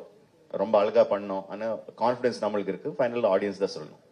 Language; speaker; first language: Tamil; non-native, fluent; Telugu